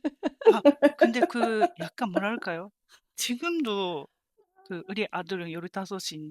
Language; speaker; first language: Korean; non-native, fluent; Japanese